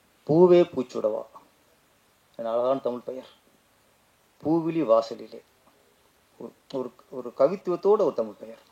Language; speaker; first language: Tamil; native; Tamil